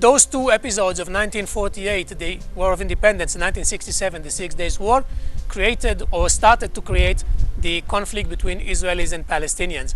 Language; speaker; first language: English; non-native, fluent; Hebrew